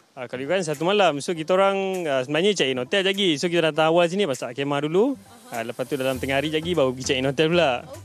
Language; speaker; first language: Malay; native; Malay